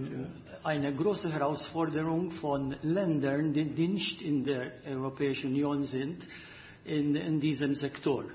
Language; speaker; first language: German; non-native, fluent; Maltese